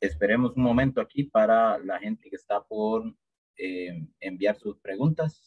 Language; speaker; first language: Spanish; native; Spanish